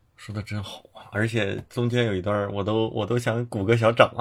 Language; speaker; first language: Chinese; native; Chinese